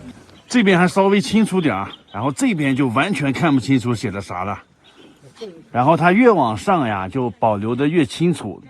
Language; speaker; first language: Chinese; native; Chinese